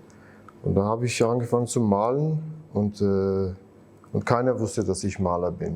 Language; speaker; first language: German; non-native, fluent; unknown